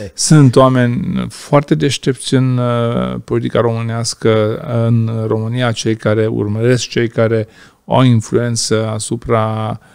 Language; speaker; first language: Romanian; non-native, local second language; Hungarian